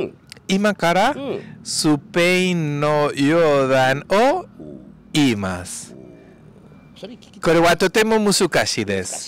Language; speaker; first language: Japanese; non-native, learner; Spanish